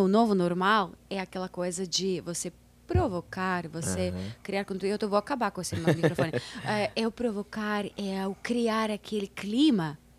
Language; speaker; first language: Portuguese; non-native, fluent; Russian